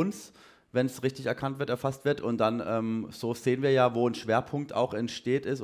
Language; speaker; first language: German; native; German